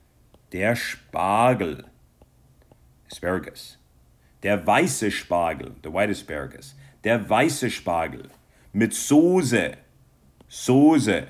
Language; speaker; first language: German; non-native, fluent; English